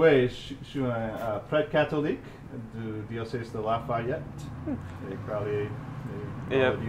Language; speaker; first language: French; non-native, fluent; English